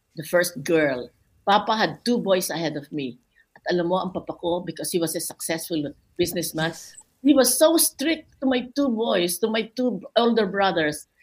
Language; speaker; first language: Filipino; non-native, local second language; Bikol